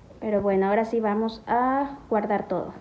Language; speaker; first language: Spanish; native; Spanish